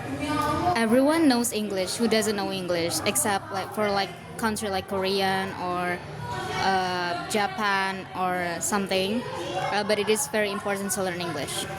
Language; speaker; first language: English; non-native, learner; Indonesian